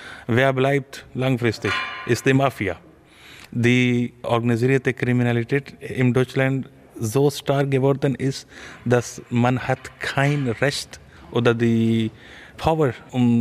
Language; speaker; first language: German; non-native, learner; Urdu